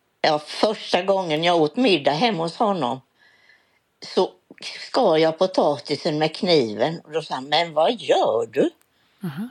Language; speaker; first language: Swedish; native; Swedish